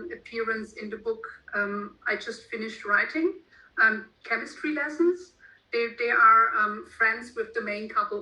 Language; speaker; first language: English; non-native, fluent; German